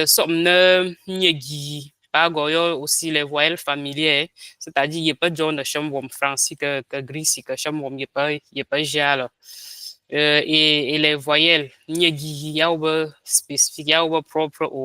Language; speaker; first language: French; non-native, local second language; Ghomala